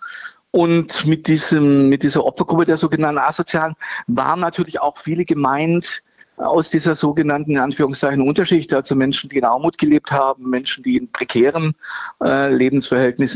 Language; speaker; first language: German; native; German